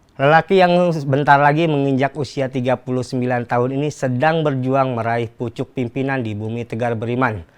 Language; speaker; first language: Indonesian; native; Indonesian